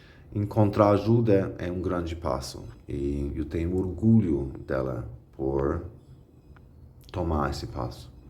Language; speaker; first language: Portuguese; non-native, fluent; English